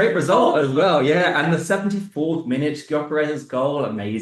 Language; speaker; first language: English; native; English